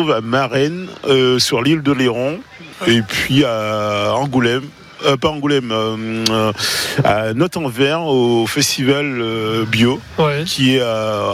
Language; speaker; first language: French; native; French